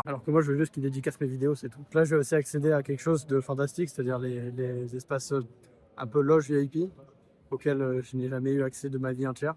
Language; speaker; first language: French; native; French